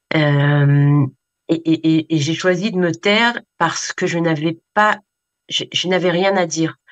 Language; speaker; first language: French; native; French